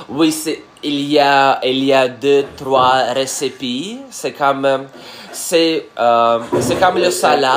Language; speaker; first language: French; non-native, learner; Russian